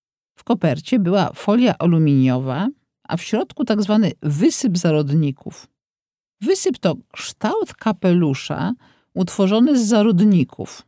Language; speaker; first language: Polish; native; Polish